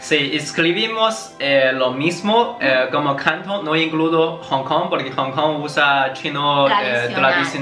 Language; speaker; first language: Spanish; non-native, learner; Chinese